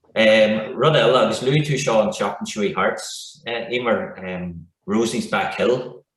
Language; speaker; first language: Irish; non-native, local second language; English